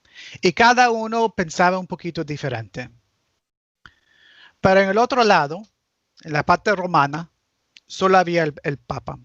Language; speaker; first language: Spanish; early bilingual, heritage; Spanish